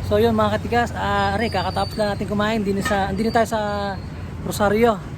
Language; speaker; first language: Filipino; native; Filipino